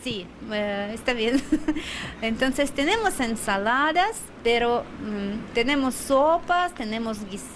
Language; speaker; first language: Spanish; non-native, learner; Russian